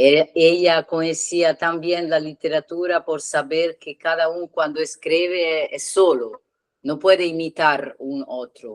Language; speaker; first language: Spanish; non-native, learner; Italian